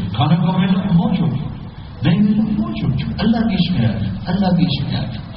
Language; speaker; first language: Urdu; non-native, local second language; Punjabi